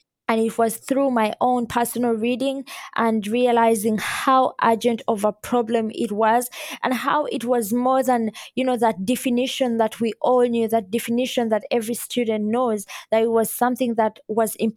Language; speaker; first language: English; non-native, local second language; Ganda